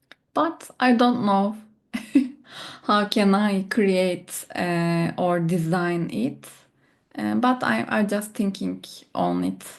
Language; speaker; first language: English; non-native, learner; Turkish